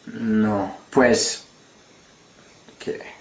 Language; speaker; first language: Spanish; non-native, learner; English